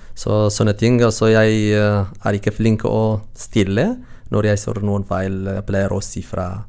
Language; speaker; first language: Norwegian; non-native, learner; Tigrinya